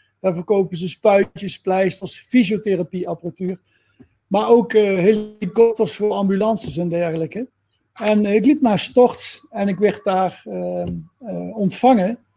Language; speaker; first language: Dutch; native; Dutch